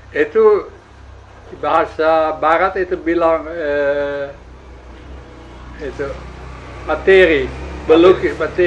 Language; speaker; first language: Indonesian; non-native, learner; Dutch